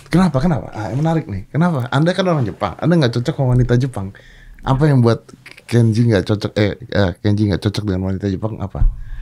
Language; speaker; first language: Indonesian; native; Indonesian